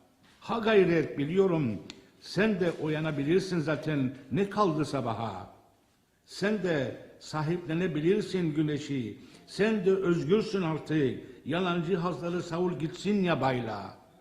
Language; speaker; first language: Turkish; native; Turkish